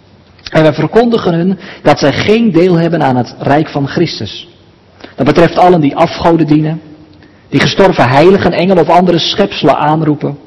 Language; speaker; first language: Dutch; native; Dutch